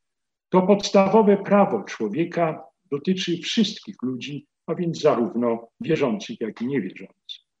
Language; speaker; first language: Polish; native; Polish